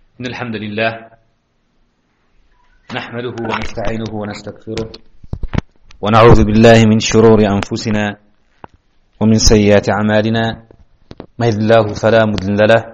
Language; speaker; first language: Arabic; non-native, fluent; Indonesian